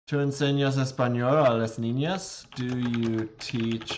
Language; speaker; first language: Spanish; non-native, learner; English